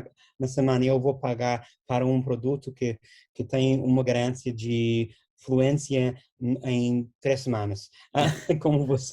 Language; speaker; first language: Portuguese; non-native, fluent; English